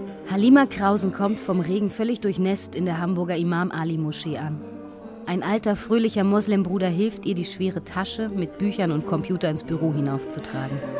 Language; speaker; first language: German; native; German